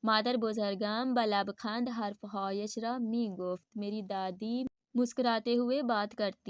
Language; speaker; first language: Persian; non-native, fluent; Urdu